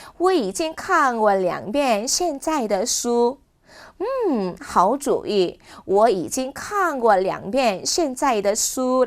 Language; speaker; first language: Chinese; non-native, fluent; Korean